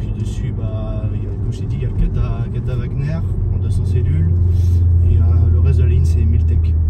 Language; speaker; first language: French; native; French